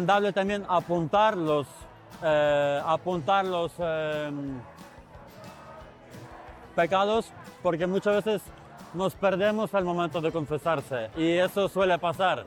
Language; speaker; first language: Spanish; non-native, fluent; Ukrainian